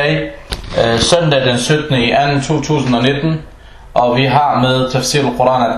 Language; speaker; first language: Danish; non-native, fluent; Arabic